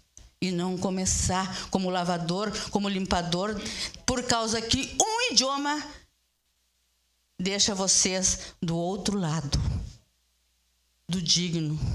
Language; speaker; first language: Portuguese; early bilingual, other home language; Spanish